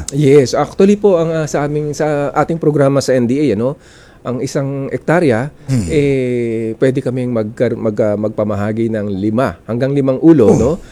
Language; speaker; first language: Filipino; non-native, local second language; Iloko